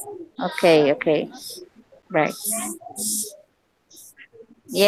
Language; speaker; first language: English; non-native, learner; Spanish